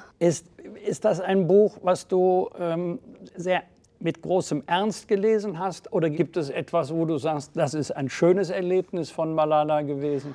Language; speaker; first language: German; native; German